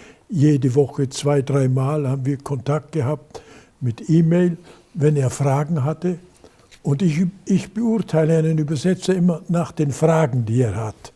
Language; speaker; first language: German; native; German